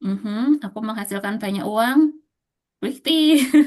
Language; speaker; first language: Indonesian; native; Indonesian